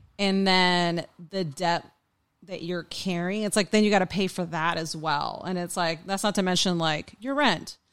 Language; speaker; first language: English; early bilingual, other home language; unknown